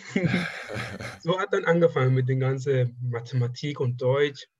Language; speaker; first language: German; non-native, fluent; Persian